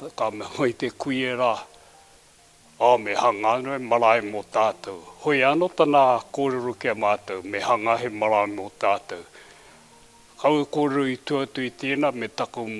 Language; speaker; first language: Māori; native; Māori